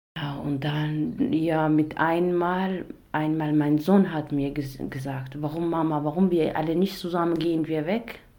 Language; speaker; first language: German; non-native, learner; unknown